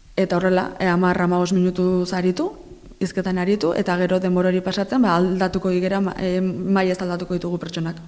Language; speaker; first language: Basque; native; Basque